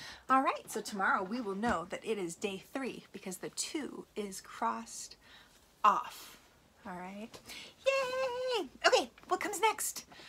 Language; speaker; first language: English; native; English